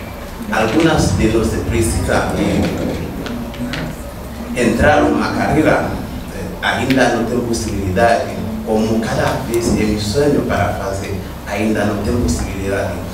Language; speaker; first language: Portuguese; non-native, learner; Haitian Creole